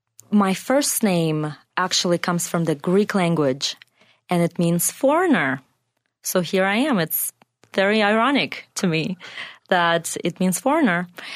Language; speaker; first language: English; non-native, fluent; Russian